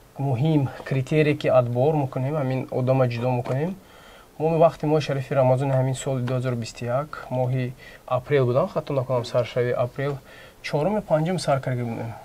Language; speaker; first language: Tajik; native; Tajik